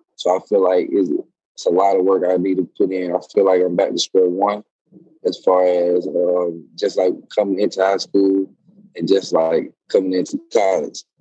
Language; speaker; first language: English; native; English